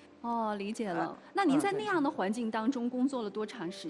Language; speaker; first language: Chinese; native; Chinese